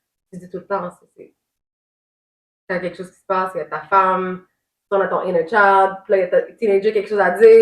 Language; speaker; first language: French; native; French